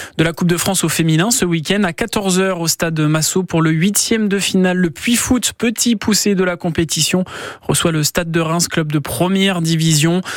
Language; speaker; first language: French; native; French